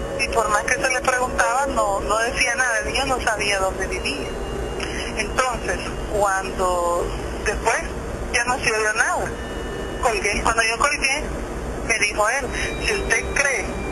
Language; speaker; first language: Spanish; native; Spanish